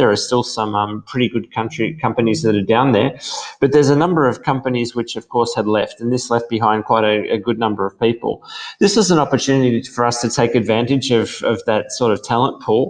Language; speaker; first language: English; native; English